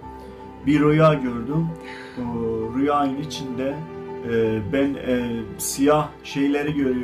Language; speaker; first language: Turkish; non-native, learner; Azerbaijani